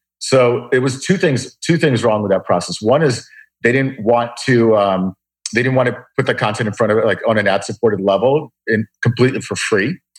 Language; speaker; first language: English; early bilingual, other home language; Russian